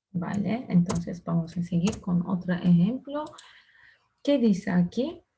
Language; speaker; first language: Spanish; non-native, fluent; Turkish